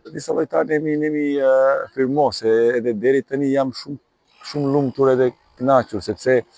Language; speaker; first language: Albanian; non-native, learner; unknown